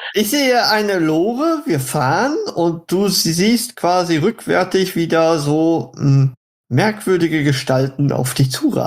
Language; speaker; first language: German; native; German